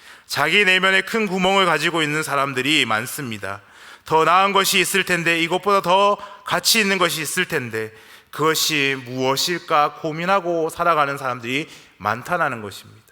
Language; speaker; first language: Korean; native; Korean